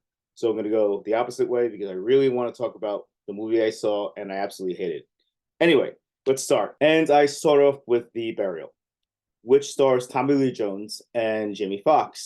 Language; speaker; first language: English; native; English